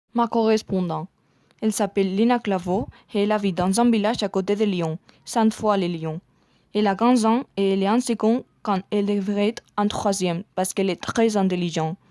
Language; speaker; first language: French; non-native, learner; Spanish